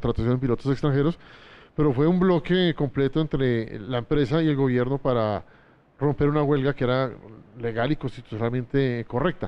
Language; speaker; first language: Spanish; native; Spanish